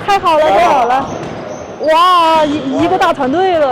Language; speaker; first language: Chinese; native; Chinese